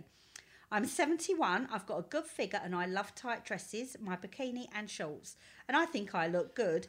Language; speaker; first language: English; native; English